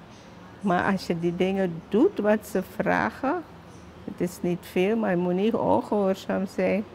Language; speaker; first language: Dutch; non-native, local second language; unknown